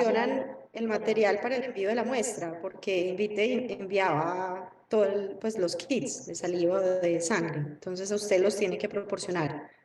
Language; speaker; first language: Spanish; native; Spanish